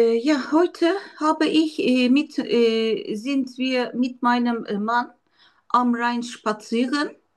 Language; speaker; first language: German; non-native, learner; Turkish